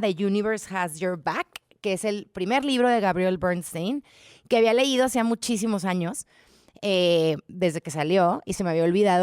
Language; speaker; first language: Spanish; native; Spanish